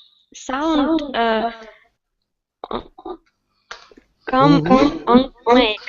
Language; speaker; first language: English; non-native, learner; Russian